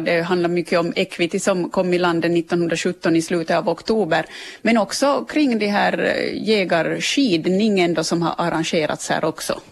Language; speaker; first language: Swedish; native; Swedish